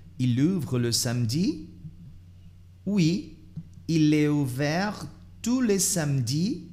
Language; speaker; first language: French; non-native, fluent; Portuguese